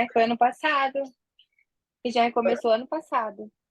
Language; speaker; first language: Portuguese; native; Portuguese